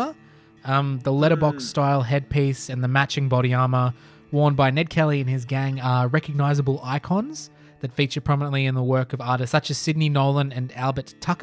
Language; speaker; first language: English; native; English